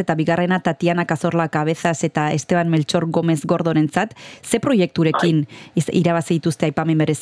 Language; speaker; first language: Basque; native; Basque